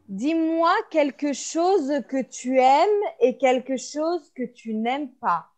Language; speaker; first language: French; non-native, fluent; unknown